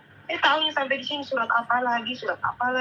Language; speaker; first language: Indonesian; native; Indonesian